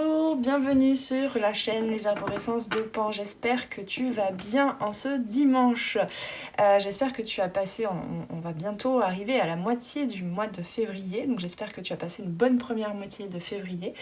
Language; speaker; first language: French; native; French